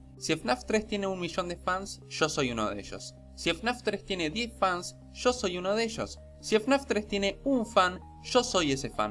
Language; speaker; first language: Spanish; native; Spanish